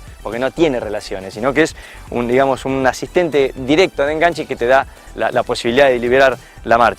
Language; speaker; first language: Spanish; native; Spanish